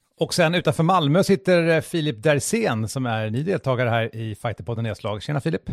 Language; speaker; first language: Swedish; native; Swedish